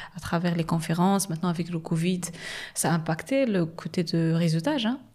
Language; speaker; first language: French; non-native, local second language; Arabic